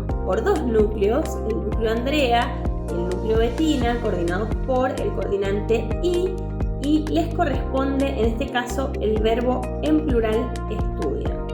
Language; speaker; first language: Spanish; native; Spanish